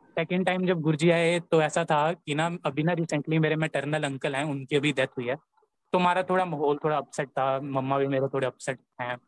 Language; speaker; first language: Hindi; native; Hindi